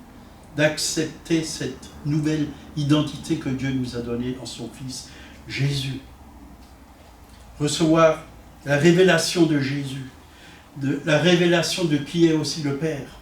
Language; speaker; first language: French; native; French